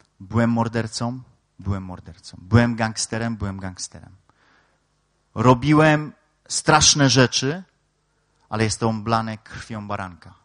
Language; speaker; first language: Polish; native; Polish